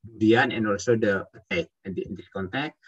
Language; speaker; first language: English; non-native, fluent; Indonesian